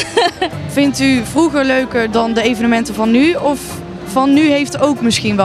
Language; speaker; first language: Dutch; native; Dutch